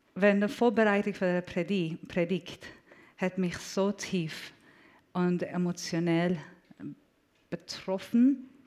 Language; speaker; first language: German; non-native, fluent; Persian